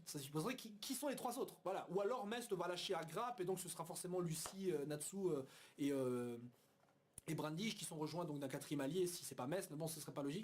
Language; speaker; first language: French; native; French